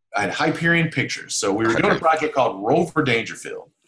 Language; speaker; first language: English; native; English